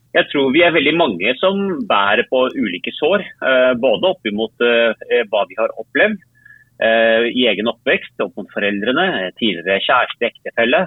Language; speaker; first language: Norwegian; early bilingual, other home language; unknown